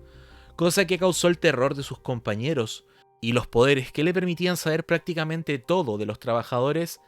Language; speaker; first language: Spanish; native; Spanish